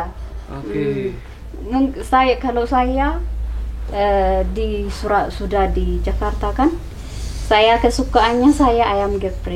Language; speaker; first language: Indonesian; non-native, learner; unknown